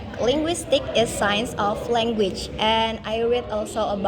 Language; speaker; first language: English; non-native, learner; Indonesian